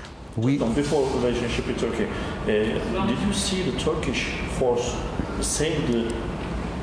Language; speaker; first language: English; non-native, learner; Turkish